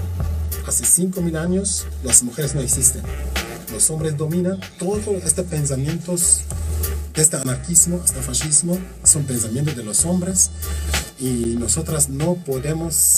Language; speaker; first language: Spanish; non-native, learner; Kurdish